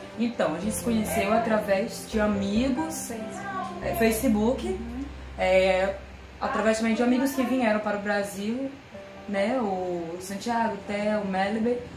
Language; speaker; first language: Portuguese; native; Portuguese